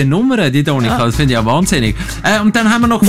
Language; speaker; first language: German; native; German